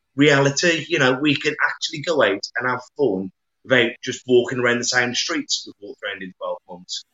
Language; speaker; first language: English; native; English